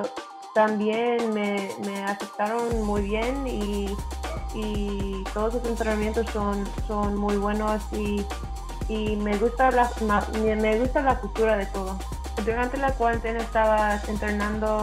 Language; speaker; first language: Spanish; early bilingual, heritage; English